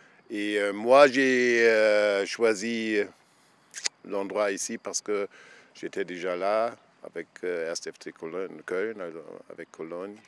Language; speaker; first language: French; non-native, fluent; German